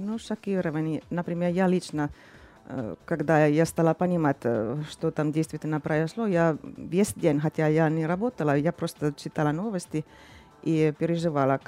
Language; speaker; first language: Russian; non-native, fluent; Finnish